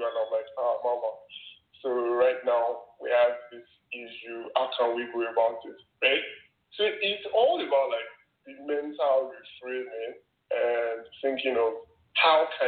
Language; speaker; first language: English; non-native, local second language; Yoruba